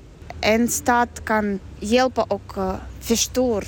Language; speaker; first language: Swedish; non-native, learner; Ukrainian